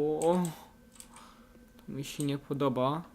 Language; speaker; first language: Polish; native; Polish